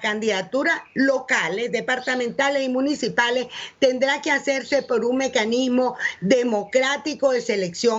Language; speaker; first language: Spanish; native; Spanish